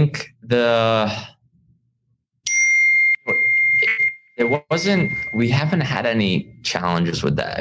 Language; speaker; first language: English; native; English